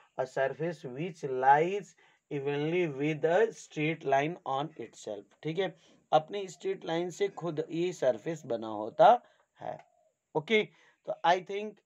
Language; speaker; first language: Hindi; native; Hindi